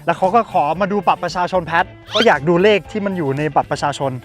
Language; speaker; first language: Thai; non-native, fluent; German